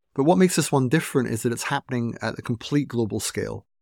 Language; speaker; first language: English; native; English